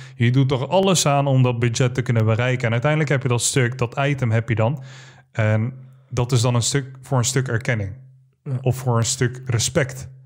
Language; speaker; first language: Dutch; early bilingual, other home language; Arabic